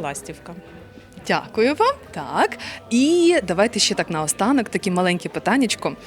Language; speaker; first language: Ukrainian; native; Ukrainian